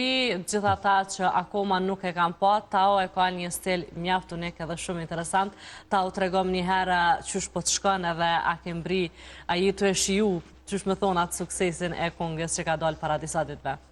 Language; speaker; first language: Albanian; native; Albanian